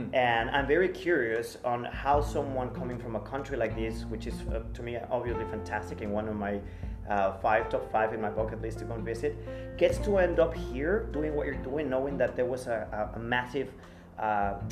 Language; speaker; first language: English; non-native, fluent; Spanish